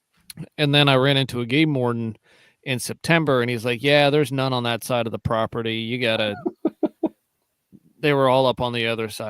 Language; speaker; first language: English; native; English